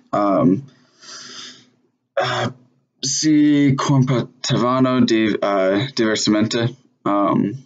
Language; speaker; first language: Italian; non-native, learner; English